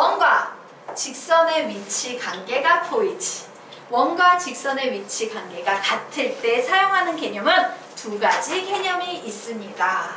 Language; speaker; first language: Korean; native; Korean